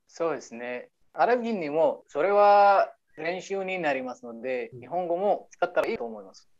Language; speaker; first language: Japanese; non-native, learner; Arabic